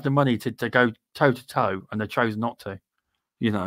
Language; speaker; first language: English; native; English